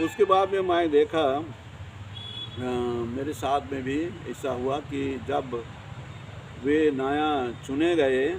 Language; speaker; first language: Hindi; non-native, local second language; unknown